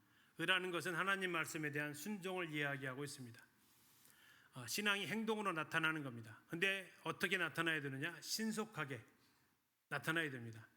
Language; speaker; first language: Korean; native; Korean